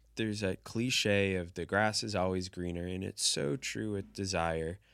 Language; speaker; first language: English; native; English